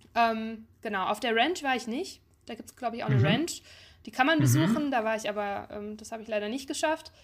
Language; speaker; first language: German; native; German